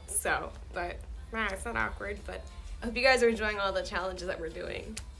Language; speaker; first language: English; native; English